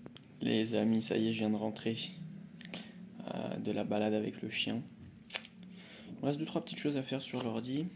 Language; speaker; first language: French; native; French